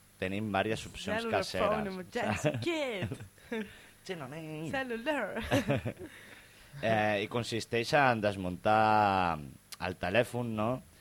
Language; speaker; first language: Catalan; non-native, local second language; Spanish